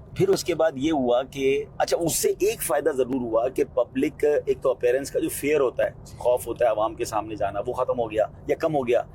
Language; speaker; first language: Urdu; non-native, local second language; Memoni